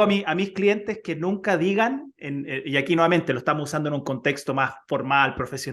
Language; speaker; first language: Spanish; native; Spanish